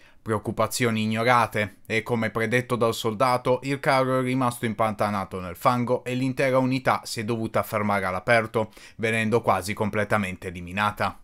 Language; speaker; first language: Italian; native; Italian